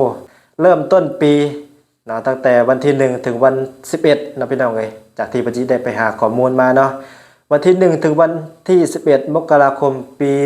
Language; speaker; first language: Thai; non-native, local second language; Lao